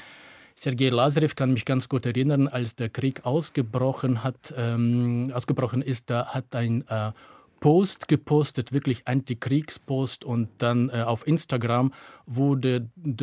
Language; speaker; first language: German; native; German